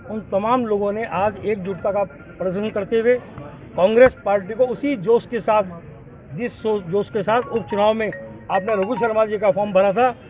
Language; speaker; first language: Hindi; native; Hindi